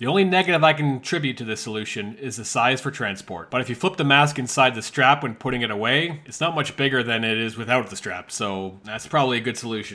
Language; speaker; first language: English; native; English